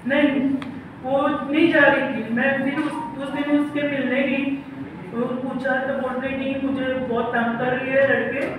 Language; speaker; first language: Hindi; non-native, local second language; Marathi